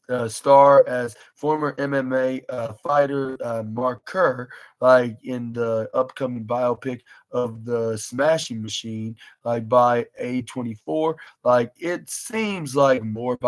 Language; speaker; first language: English; native; English